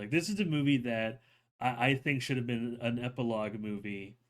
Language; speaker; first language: English; native; English